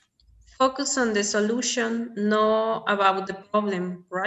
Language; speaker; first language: English; non-native, learner; Spanish